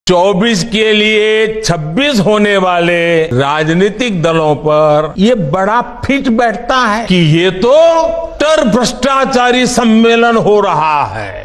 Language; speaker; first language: Hindi; non-native, local second language; Gujarati